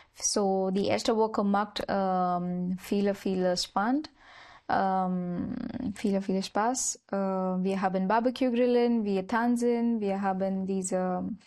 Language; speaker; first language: German; non-native, learner; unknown